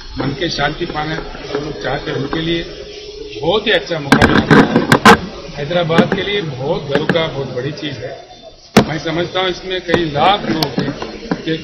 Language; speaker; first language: Hindi; non-native, local second language; Telugu